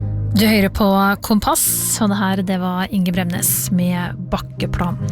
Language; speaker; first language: Norwegian; native; Norwegian